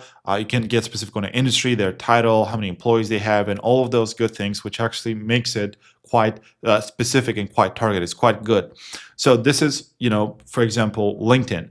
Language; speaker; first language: English; non-native, fluent; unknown